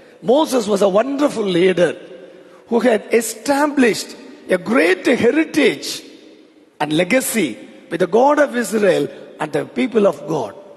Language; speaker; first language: English; non-native, local second language; Tamil